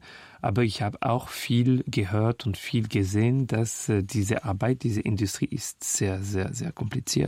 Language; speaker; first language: German; non-native, fluent; French